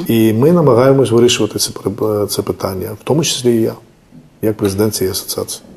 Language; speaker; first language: Ukrainian; non-native, fluent; Georgian